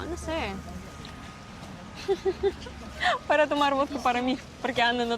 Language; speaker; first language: Spanish; non-native, fluent; Russian